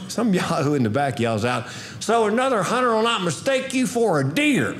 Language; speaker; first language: English; native; English